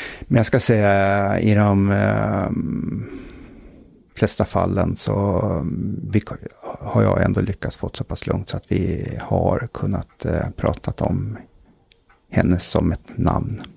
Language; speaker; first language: Swedish; native; Swedish